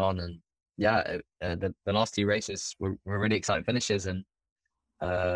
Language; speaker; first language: English; native; English